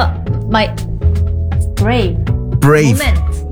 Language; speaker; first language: English; non-native, learner; Korean